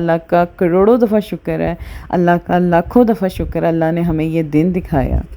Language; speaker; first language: Urdu; non-native, local second language; Punjabi